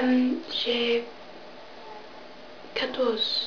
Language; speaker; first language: French; non-native, learner; English